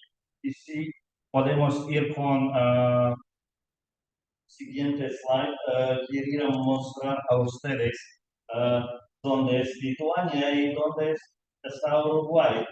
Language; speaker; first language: Spanish; non-native, learner; Lithuanian